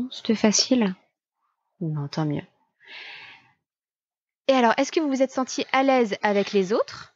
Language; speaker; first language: French; native; French